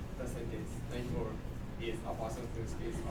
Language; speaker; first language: English; non-native, learner; Japanese